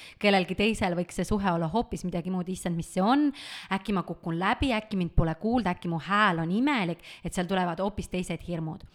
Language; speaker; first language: Estonian; native; Estonian